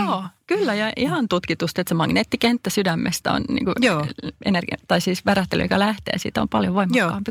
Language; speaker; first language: Finnish; native; Finnish